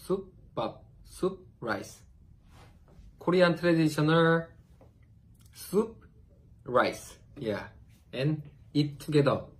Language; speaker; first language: English; non-native, learner; Korean